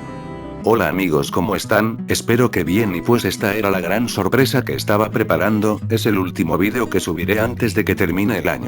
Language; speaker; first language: Spanish; native; Spanish